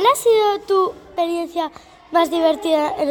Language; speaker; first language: Spanish; native; Spanish